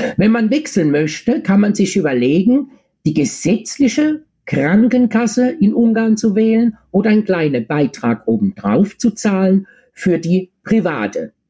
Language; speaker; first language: German; native; German